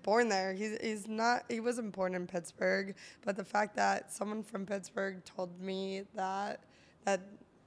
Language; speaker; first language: English; native; English